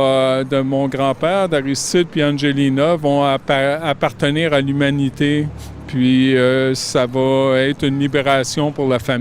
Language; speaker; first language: French; native; French